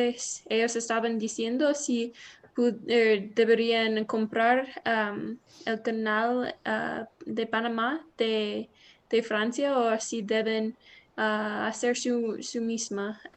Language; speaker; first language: Spanish; non-native, learner; English